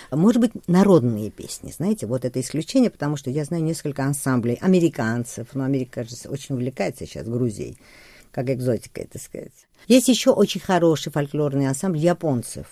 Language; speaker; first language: Russian; non-native, local second language; Georgian